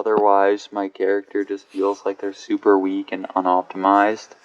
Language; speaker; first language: English; native; English